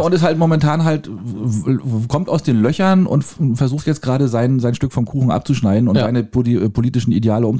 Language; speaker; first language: German; native; German